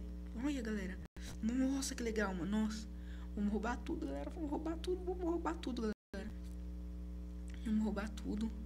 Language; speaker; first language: Portuguese; native; Portuguese